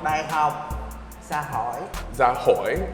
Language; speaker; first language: Vietnamese; non-native, fluent; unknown